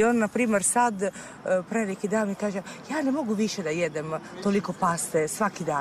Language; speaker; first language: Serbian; non-native, fluent; Italian